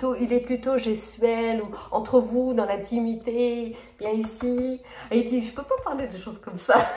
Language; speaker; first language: French; native; French